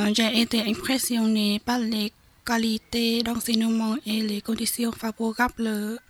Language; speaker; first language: French; non-native, learner; Vietnamese